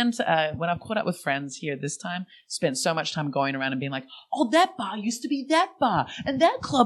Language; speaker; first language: English; native; English